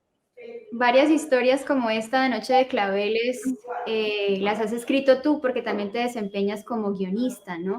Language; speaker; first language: Spanish; native; Spanish